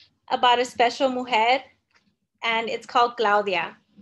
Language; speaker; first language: English; early bilingual, other home language; Spanish